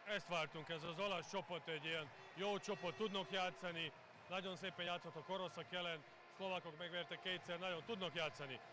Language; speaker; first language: Hungarian; non-native, learner; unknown